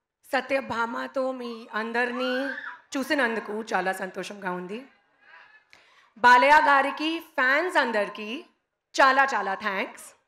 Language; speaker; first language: Telugu; non-native, learner; Hindi